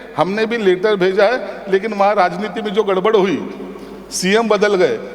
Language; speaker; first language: Hindi; non-native, local second language; Marathi